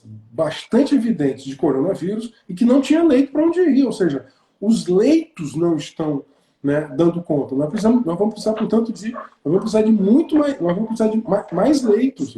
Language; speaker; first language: Portuguese; native; Portuguese